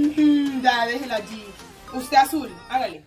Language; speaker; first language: Spanish; native; Spanish